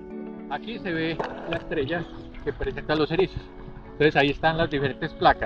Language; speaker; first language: Spanish; native; Spanish